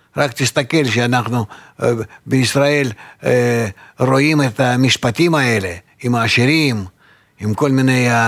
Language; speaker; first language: Hebrew; non-native, fluent; Russian